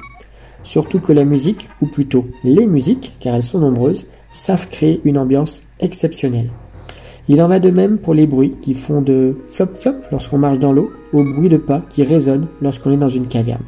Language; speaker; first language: French; native; French